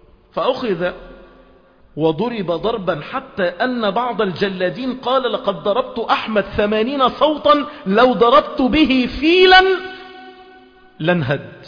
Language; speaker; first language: Arabic; native; Arabic